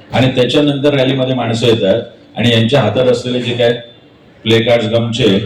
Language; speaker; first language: Marathi; native; Marathi